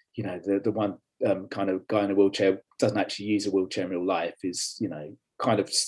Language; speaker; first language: English; native; English